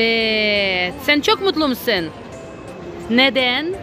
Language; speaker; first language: Turkish; non-native, learner; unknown